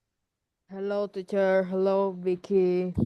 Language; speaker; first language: English; non-native, learner; Spanish